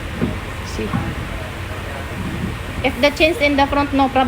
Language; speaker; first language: English; non-native, learner; Filipino